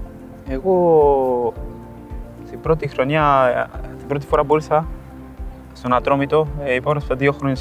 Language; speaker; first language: Greek; non-native, fluent; Spanish